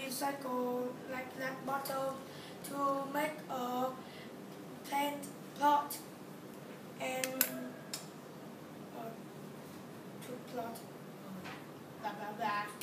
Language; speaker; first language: English; non-native, learner; Vietnamese